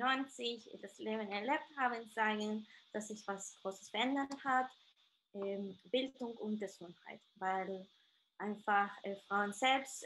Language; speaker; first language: German; non-native, fluent; Spanish